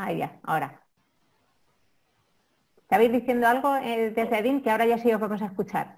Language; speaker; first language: Spanish; native; Spanish